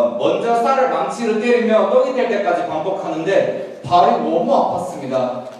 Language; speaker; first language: Korean; non-native, fluent; Turkish